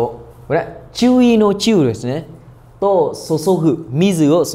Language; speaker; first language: Japanese; non-native, fluent; Vietnamese